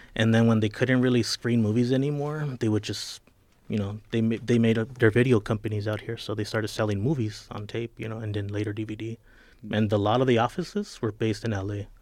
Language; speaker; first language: English; early bilingual, other home language; Spanish